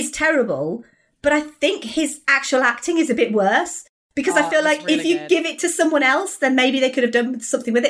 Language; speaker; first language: English; native; English